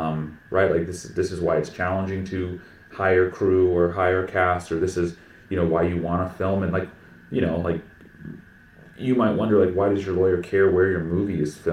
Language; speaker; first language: English; native; English